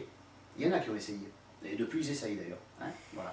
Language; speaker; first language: French; native; French